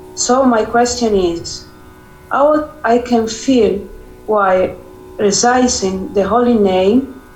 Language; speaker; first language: English; non-native, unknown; Italian